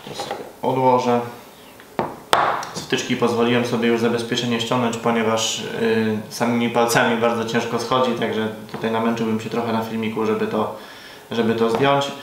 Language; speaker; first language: Polish; native; Polish